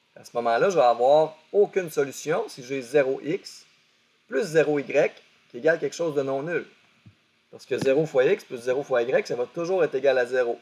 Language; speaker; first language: French; native; French